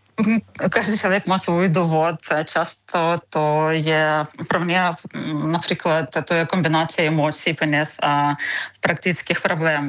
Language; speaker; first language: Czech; non-native, learner; Ukrainian